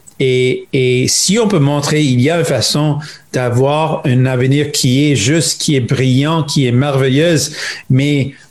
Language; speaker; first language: French; non-native, local second language; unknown